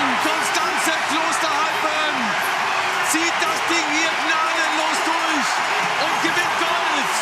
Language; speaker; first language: German; native; German